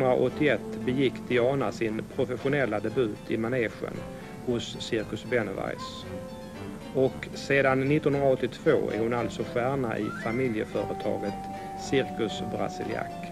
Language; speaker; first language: Swedish; native; Swedish